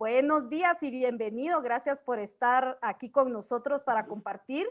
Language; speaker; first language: Spanish; native; Spanish